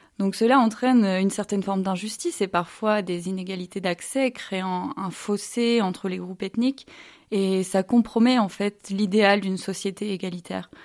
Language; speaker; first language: French; early bilingual, other home language; English